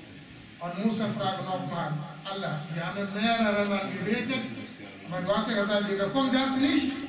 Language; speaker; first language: German; non-native, learner; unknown